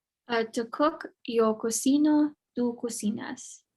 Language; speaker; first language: Spanish; non-native, learner; English